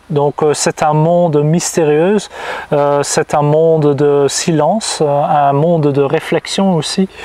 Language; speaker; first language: French; non-native, local second language; Dutch